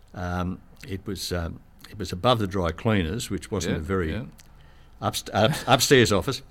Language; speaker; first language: English; native; English